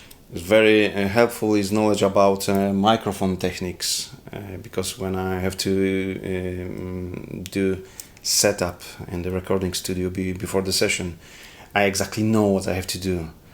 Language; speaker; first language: English; non-native, learner; Polish